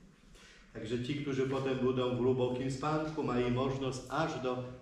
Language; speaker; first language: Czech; non-native, fluent; Polish